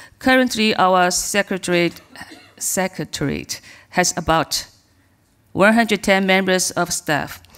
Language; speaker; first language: English; non-native, learner; Chinese